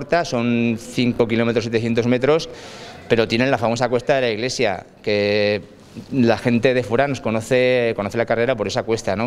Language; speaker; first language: Spanish; native; Spanish